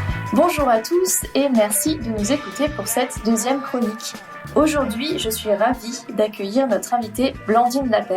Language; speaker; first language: French; native; French